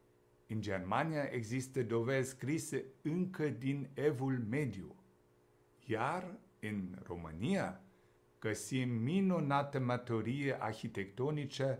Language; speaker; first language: Romanian; non-native, fluent; German